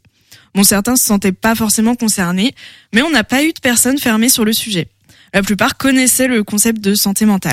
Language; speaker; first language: French; native; French